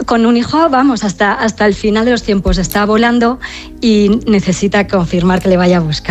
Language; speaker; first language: Spanish; native; Spanish